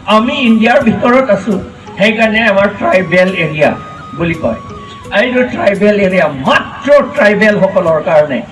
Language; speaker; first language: Assamese; non-native, local second language; Karbi